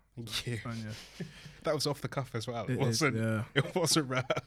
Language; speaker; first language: English; early bilingual, other home language; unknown